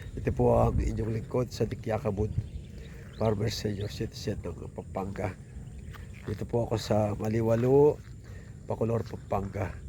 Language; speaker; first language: Filipino; non-native, local second language; Pampanga